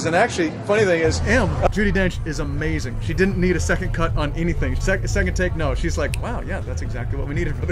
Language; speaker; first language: English; native; English